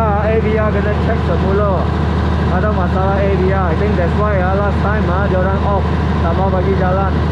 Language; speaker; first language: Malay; non-native, local second language; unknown